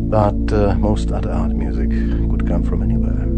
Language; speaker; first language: English; non-native, fluent; Czech